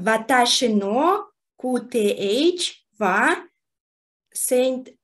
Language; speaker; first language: Japanese; non-native, learner; Russian